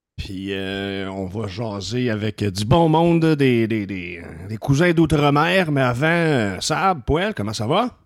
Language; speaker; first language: French; native; French